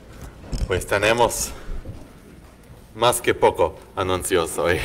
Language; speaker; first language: Spanish; non-native, fluent; English